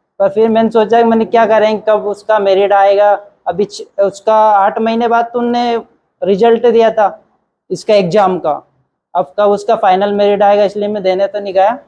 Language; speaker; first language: Hindi; native; Hindi